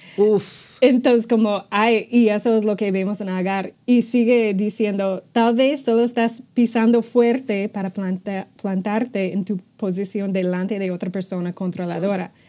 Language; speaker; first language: Spanish; non-native, fluent; English